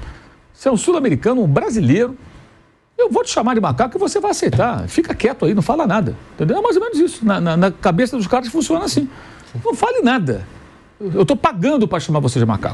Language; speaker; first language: Portuguese; native; Portuguese